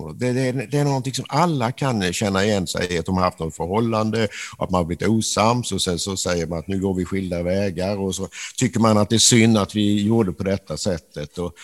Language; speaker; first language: Swedish; native; Swedish